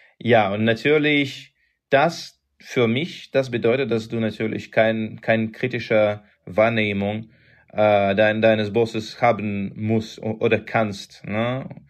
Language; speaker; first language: German; non-native, fluent; Russian